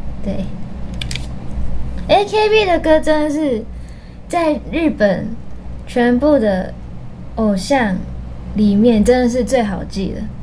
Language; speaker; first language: Chinese; non-native, fluent; Japanese